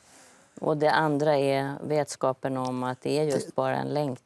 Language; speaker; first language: Swedish; native; Swedish